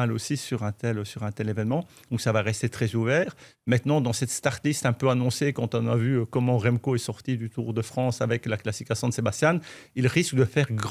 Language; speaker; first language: French; native; French